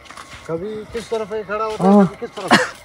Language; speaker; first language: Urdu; non-native, local second language; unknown